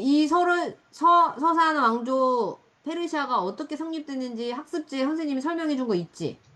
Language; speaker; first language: Korean; native; Korean